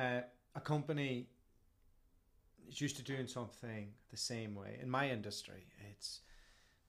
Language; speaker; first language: English; native; English